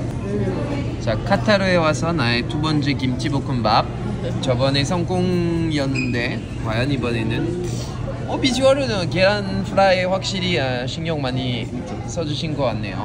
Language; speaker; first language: Korean; non-native, fluent; French